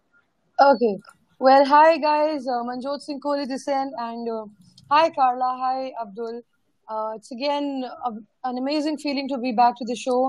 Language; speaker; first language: English; non-native, local second language; Hindi